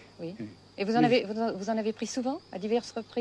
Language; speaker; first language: French; native; French